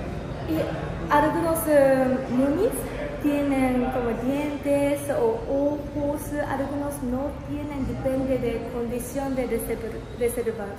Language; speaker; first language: Spanish; non-native, learner; Japanese